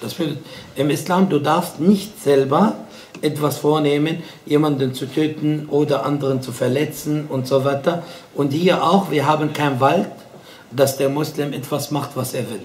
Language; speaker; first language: German; non-native, fluent; Arabic